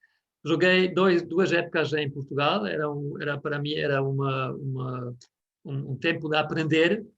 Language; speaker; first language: Portuguese; non-native, fluent; German